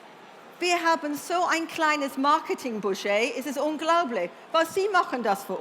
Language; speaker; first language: German; non-native, learner; English